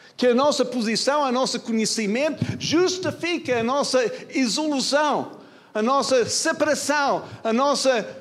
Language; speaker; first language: Portuguese; non-native, fluent; English